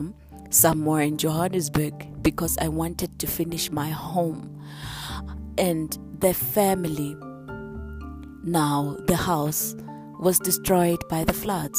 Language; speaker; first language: English; non-native, local second language; Zulu